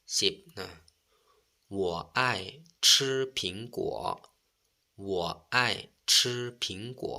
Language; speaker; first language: Chinese; non-native, fluent; Lao